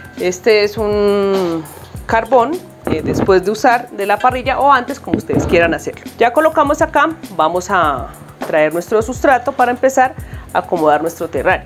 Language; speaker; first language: Spanish; native; Spanish